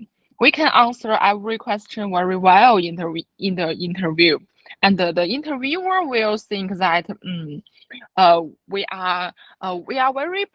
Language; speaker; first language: English; non-native, fluent; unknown